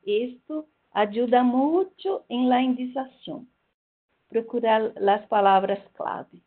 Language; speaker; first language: Spanish; non-native, fluent; Portuguese